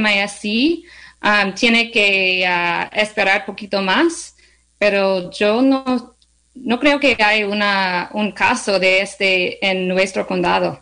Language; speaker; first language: Spanish; non-native, learner; English